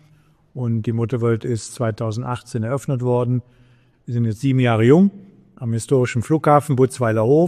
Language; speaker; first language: German; native; German